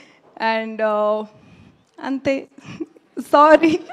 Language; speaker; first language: Telugu; non-native, learner; Tamil